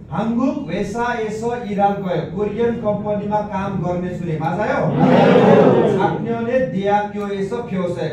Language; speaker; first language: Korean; non-native, fluent; Nepali